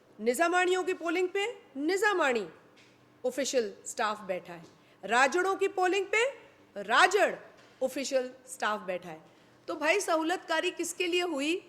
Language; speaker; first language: Urdu; non-native, local second language; Sindhi